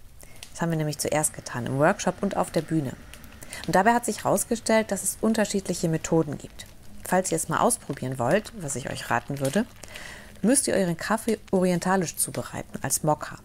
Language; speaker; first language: German; native; German